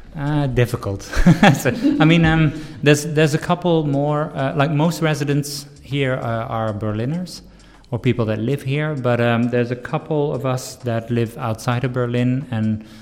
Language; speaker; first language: English; non-native, fluent; Dutch